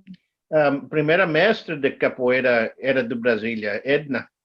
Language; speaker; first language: Portuguese; non-native, learner; English